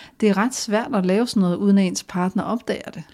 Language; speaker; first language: Danish; native; Danish